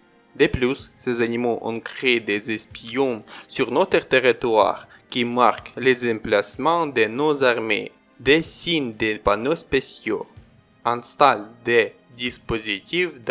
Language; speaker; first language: French; non-native, learner; Ukrainian